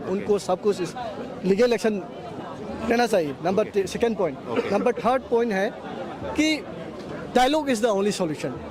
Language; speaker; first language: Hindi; non-native, local second language; Manipuri